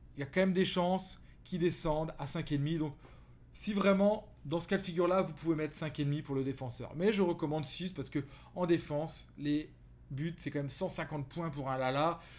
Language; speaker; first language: French; native; French